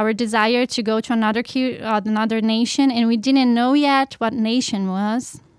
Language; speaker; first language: English; non-native, fluent; Portuguese